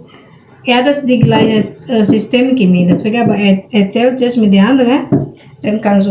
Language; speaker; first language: German; non-native, learner; Indonesian